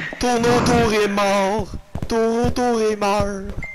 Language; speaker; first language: French; native; French